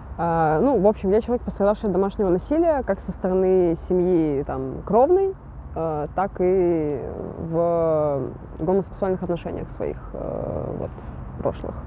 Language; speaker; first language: Russian; native; Russian